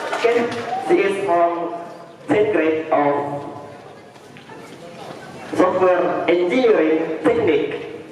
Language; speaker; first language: English; non-native, learner; Indonesian